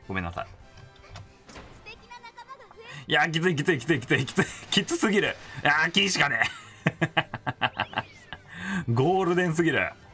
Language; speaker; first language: Japanese; native; Japanese